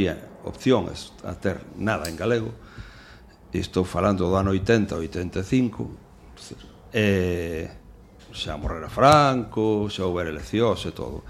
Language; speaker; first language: Galician; non-native, local second language; Spanish